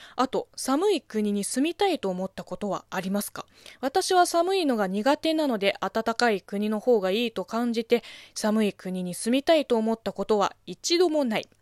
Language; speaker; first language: Japanese; non-native, fluent; Chinese